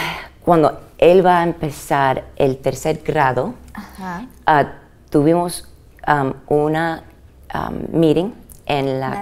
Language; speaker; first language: Spanish; early bilingual, heritage; English